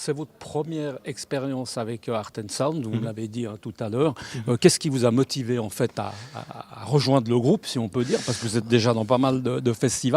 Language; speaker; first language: French; native; French